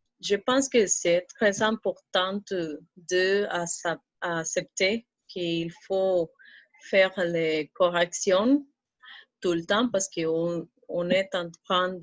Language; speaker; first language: French; non-native, fluent; Spanish